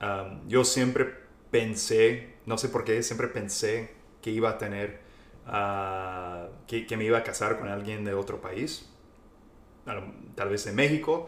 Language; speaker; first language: Spanish; non-native, fluent; English